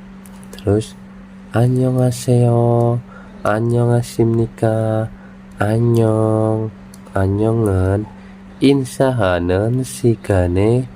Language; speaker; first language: Korean; non-native, fluent; Indonesian